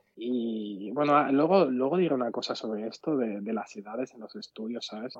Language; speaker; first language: Spanish; early bilingual, other home language; Arabic